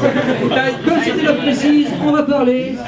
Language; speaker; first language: French; native; French